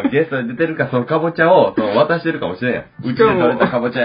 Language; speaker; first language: Japanese; native; Japanese